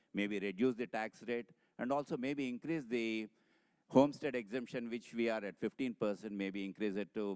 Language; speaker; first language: English; non-native, local second language; Telugu